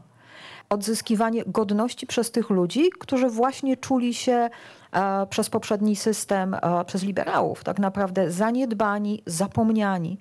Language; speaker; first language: Polish; native; Polish